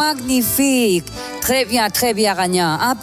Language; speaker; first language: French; non-native, learner; Spanish